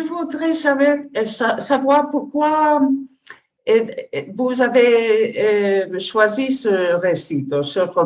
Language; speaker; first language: French; non-native, learner; Spanish